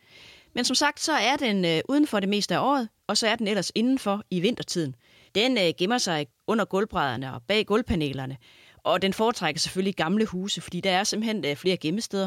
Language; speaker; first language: Danish; native; Danish